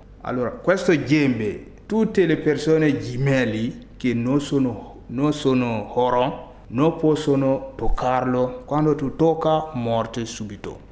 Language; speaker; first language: Italian; non-native, learner; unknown